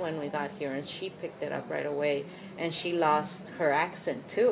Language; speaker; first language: English; early bilingual, other home language; Spanish